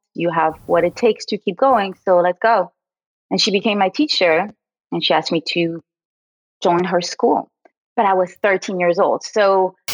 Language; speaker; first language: English; early bilingual, other home language; French